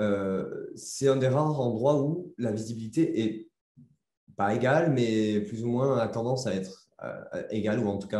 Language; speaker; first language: French; native; French